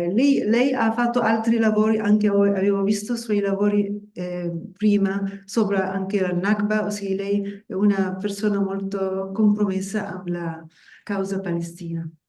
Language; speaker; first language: Italian; non-native, fluent; Spanish